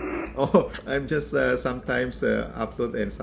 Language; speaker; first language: English; non-native, learner; Indonesian